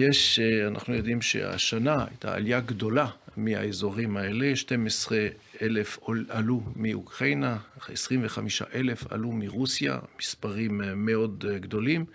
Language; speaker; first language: Hebrew; non-native, fluent; French